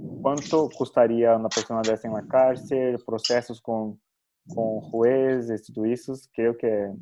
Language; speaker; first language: Portuguese; non-native, learner; Spanish